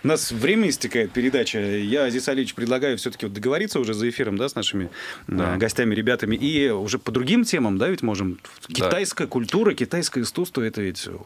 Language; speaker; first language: Russian; native; Russian